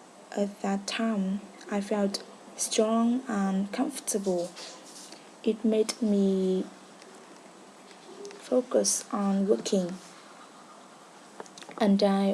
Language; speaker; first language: English; non-native, learner; Vietnamese